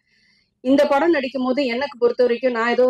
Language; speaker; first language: Tamil; native; Tamil